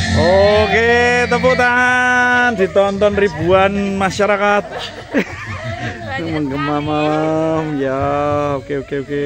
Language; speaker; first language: Indonesian; non-native, local second language; Javanese